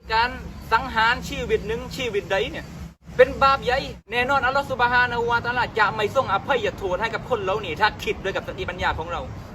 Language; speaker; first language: Thai; non-native, local second language; Malay